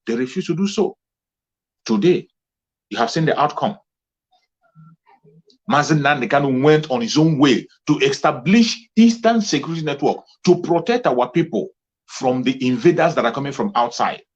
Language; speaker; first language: English; non-native, local second language; Igbo